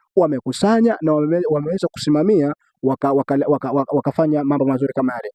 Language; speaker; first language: Swahili; native; Swahili